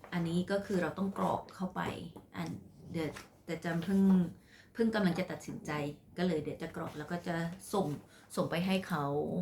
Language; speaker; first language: Thai; non-native, local second language; Khmer